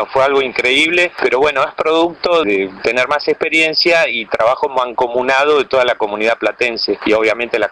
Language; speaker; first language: Spanish; native; Spanish